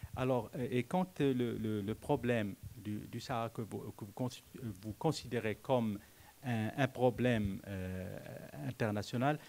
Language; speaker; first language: French; non-native, local second language; Arabic